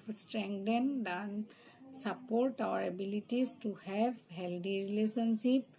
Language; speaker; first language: English; non-native, local second language; Assamese